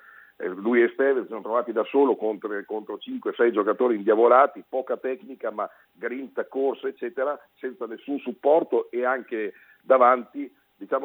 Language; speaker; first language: Italian; native; Italian